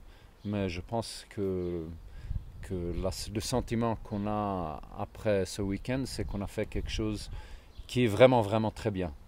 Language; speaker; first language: French; non-native, fluent; Swedish